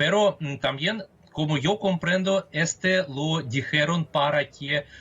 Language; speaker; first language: Spanish; non-native, fluent; Russian